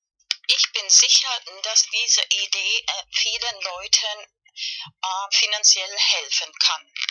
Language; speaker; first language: German; non-native, learner; Spanish